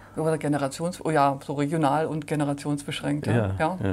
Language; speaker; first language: German; native; German